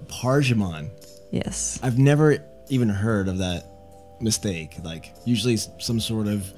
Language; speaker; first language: English; native; English